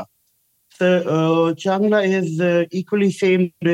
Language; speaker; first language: English; non-native, local second language; Hindi